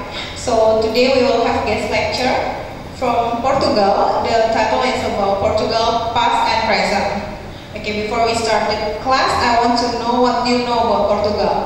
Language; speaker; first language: English; non-native, fluent; Indonesian